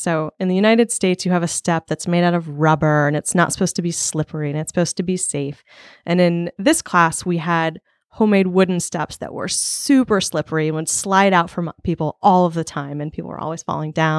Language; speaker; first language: English; native; English